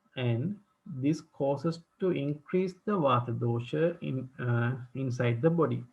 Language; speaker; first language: English; non-native, local second language; Sinhala